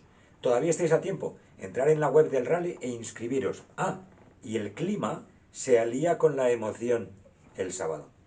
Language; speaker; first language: Spanish; native; Spanish